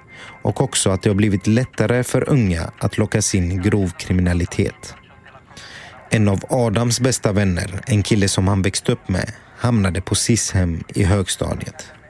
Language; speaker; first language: Swedish; native; Swedish